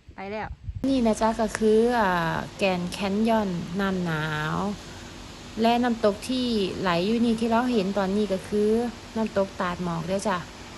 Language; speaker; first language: Thai; native; Thai